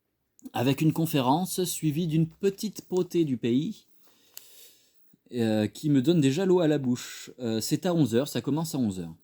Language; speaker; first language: French; native; French